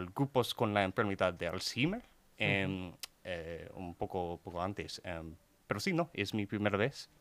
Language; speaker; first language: Spanish; non-native, learner; English